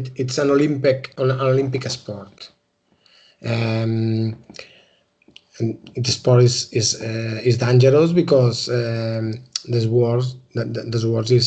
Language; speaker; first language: English; non-native, learner; Spanish